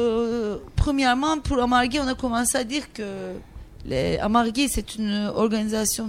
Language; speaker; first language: French; non-native, learner; Turkish